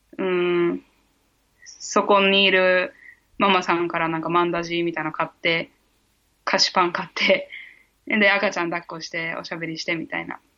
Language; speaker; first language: Japanese; early bilingual, heritage; Japanese